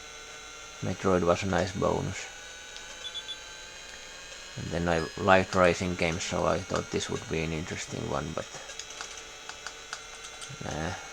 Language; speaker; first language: English; non-native, fluent; Finnish